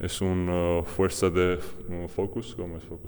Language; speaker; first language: Spanish; non-native, fluent; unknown